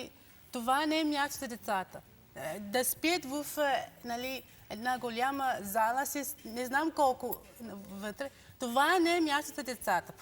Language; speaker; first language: Bulgarian; non-native, learner; English